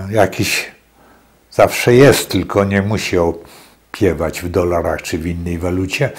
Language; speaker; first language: Polish; native; Polish